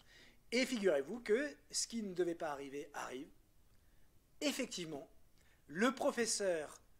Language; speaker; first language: French; native; French